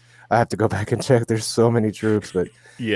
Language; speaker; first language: English; native; English